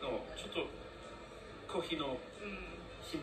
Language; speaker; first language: Japanese; non-native, fluent; English